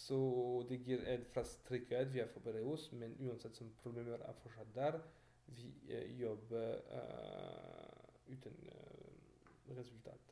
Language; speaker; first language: Norwegian; non-native, fluent; French